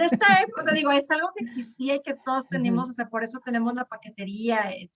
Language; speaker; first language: Spanish; native; Spanish